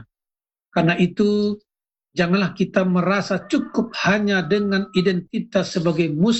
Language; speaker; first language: Indonesian; native; Indonesian